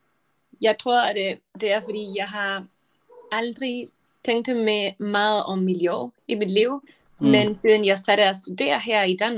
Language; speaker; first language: Danish; non-native, learner; Spanish